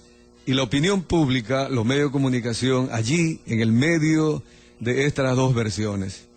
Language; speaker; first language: Spanish; native; Spanish